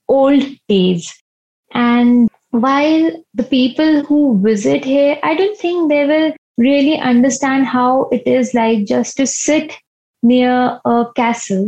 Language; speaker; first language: English; non-native, local second language; Hindi